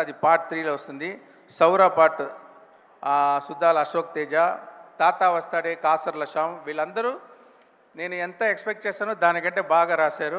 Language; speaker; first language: Telugu; non-native, local second language; Tamil